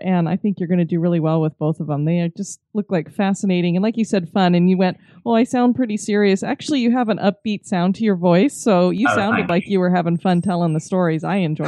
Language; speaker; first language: English; native; English